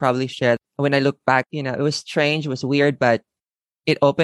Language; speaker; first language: English; non-native, local second language; Filipino